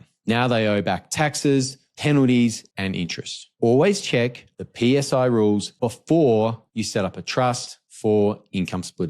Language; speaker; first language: English; native; English